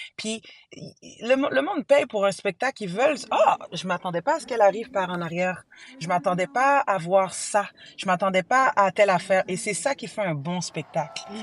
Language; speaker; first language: French; early bilingual, other home language; Haitian Creole